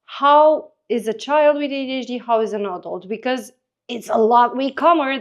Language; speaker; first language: English; non-native, fluent; Romanian